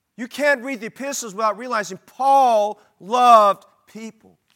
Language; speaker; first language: English; native; English